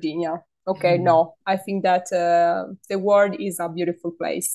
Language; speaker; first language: English; non-native, fluent; Italian